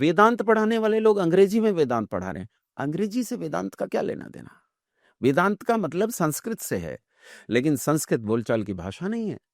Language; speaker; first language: Hindi; native; Hindi